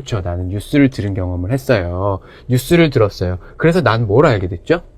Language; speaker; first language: Korean; native; Korean